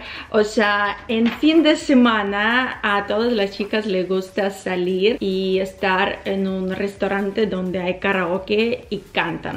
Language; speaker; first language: Spanish; non-native, fluent; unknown